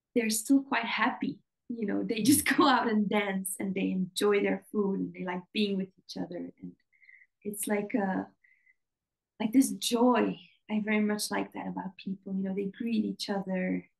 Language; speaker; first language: English; non-native, fluent; Dutch